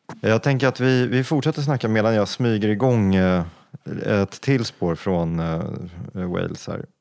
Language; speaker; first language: Swedish; native; Swedish